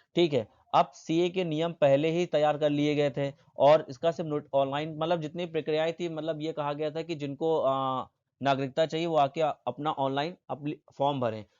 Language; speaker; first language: Hindi; native; Hindi